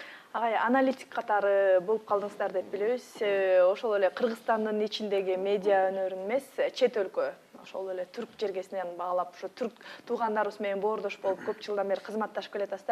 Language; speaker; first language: Kyrgyz; native; Kyrgyz